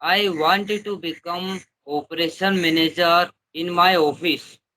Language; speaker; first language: English; non-native, learner; Hindi